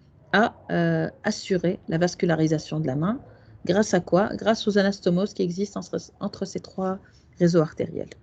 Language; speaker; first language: French; non-native, local second language; Arabic